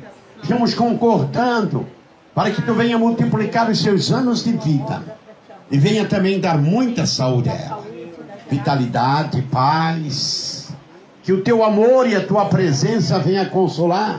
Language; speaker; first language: Portuguese; native; Portuguese